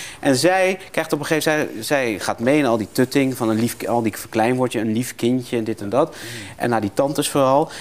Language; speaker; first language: Dutch; native; Dutch